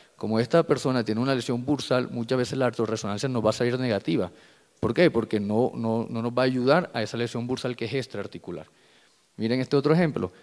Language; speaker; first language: Spanish; native; Spanish